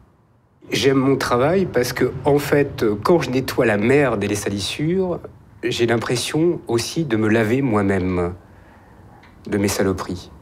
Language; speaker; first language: French; native; French